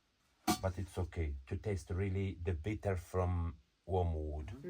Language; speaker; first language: English; non-native, learner; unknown